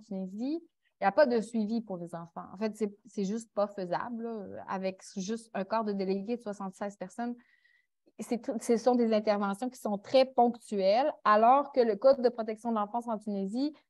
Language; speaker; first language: French; native; French